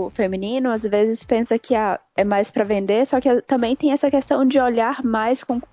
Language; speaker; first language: Portuguese; native; Portuguese